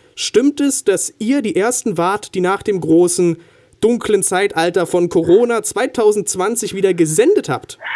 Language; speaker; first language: German; native; German